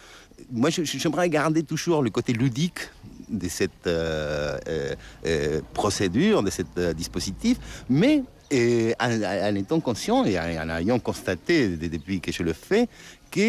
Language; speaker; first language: French; non-native, fluent; Spanish